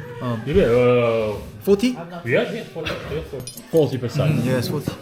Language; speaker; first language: English; non-native, learner; Korean